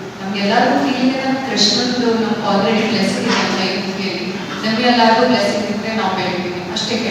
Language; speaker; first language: Kannada; non-native, fluent; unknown